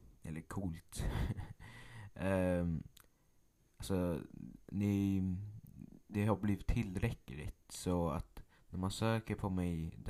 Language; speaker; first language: Swedish; early bilingual, other home language; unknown